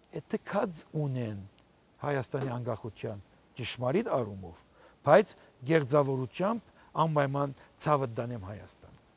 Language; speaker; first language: Armenian; early bilingual, heritage; Armenian